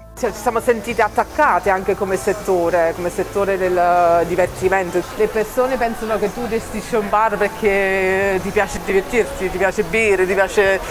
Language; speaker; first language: Italian; non-native, fluent; English